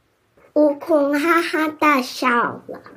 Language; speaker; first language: Chinese; early bilingual, heritage; English